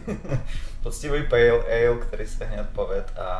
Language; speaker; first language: Czech; non-native, fluent; Russian